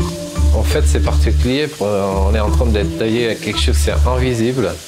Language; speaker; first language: French; non-native, fluent; Portuguese